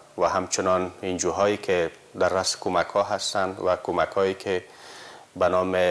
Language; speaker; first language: Persian; native; Persian